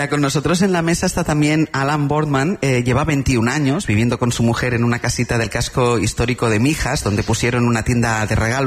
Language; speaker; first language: Spanish; native; Spanish